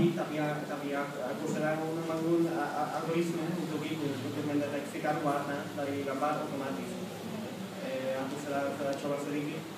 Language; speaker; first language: Indonesian; non-native, fluent; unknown